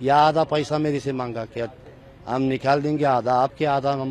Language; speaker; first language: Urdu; non-native, learner; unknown